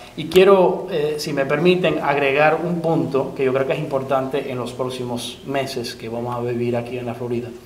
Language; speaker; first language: Spanish; early bilingual, other home language; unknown